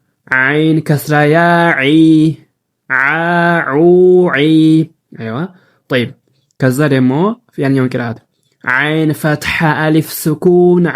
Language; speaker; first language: Arabic; non-native, fluent; Amharic